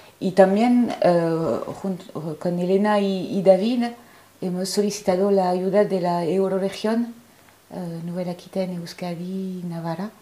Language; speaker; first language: Spanish; non-native, fluent; French